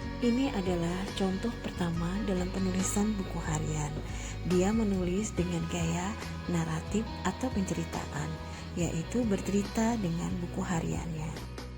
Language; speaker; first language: Indonesian; native; Indonesian